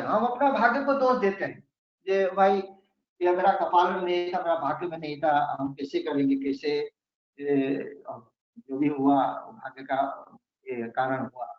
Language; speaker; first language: Hindi; non-native, local second language; Bangla